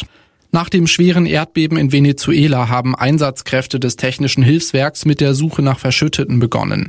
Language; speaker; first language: German; native; German